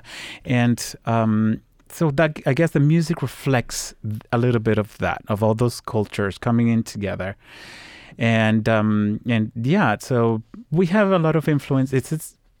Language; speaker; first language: English; non-native, fluent; Spanish